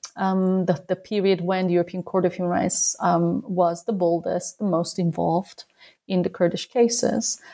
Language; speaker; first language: English; non-native, fluent; Turkish